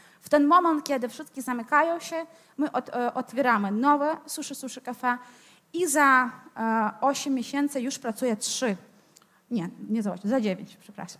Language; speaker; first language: Polish; non-native, fluent; Ukrainian